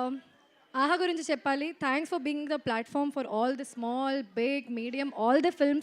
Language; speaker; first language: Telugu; non-native, fluent; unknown